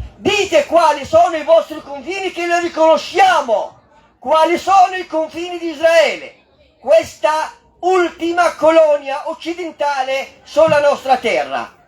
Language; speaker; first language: Italian; non-native, fluent; Arabic